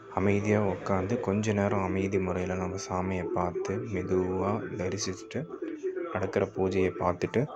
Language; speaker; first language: Tamil; native; Tamil